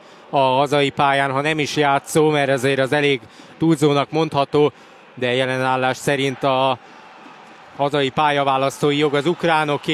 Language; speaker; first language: Hungarian; native; Hungarian